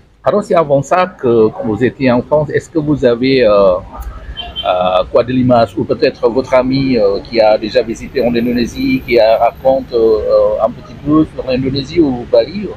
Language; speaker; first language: French; non-native, learner; Indonesian